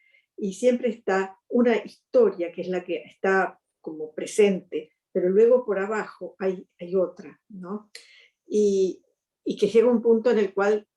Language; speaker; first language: Spanish; native; Spanish